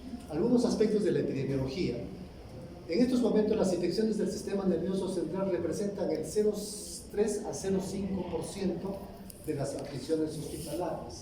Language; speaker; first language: Spanish; native; Spanish